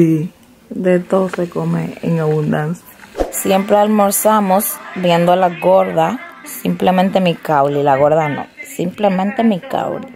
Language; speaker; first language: Spanish; native; Spanish